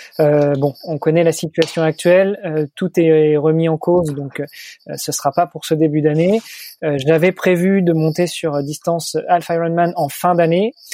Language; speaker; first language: French; native; French